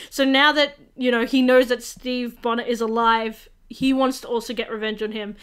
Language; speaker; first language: English; native; English